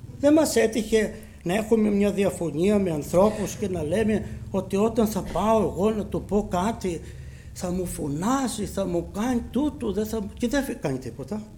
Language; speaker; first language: Greek; native; Greek